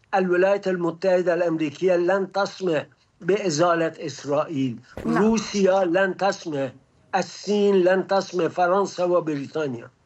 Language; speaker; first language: Arabic; non-native, fluent; Persian